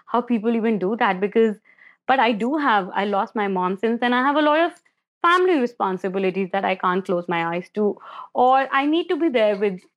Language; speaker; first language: English; non-native, local second language; Hindi